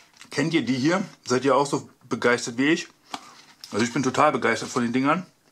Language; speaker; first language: German; native; German